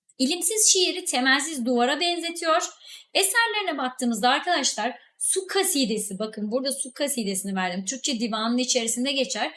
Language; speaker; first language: Turkish; native; Turkish